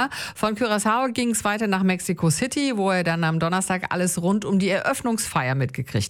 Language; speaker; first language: German; native; German